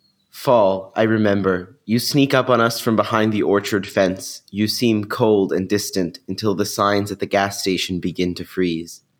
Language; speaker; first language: English; native; English